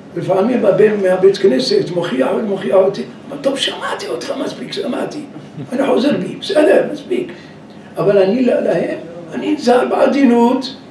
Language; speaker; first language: Hebrew; native; Hebrew